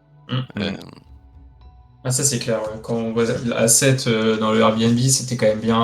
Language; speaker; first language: French; native; French